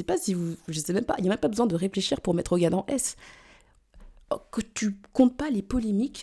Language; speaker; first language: French; native; French